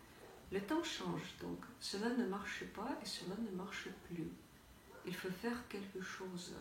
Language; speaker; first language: French; non-native, fluent; Russian